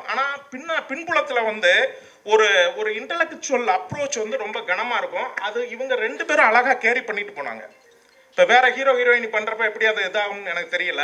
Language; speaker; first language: Tamil; native; Tamil